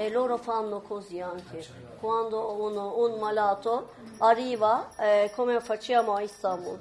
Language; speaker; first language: Italian; non-native, learner; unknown